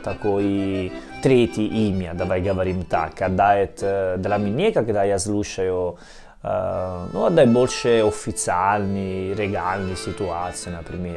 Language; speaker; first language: Russian; non-native, learner; Italian